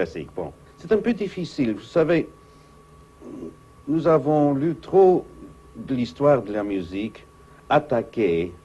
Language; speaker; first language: French; non-native, fluent; English